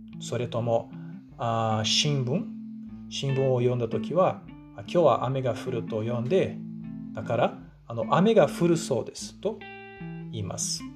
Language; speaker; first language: Japanese; non-native, fluent; Portuguese